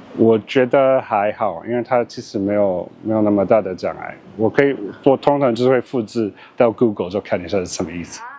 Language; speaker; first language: Chinese; non-native, fluent; English